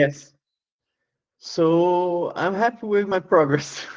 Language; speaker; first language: English; non-native, learner; Portuguese